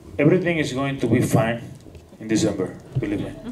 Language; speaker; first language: English; non-native, fluent; Spanish